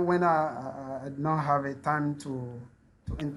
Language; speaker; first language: English; non-native, learner; French